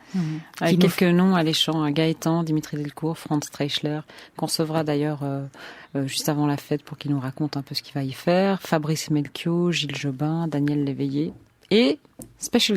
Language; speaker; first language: French; native; French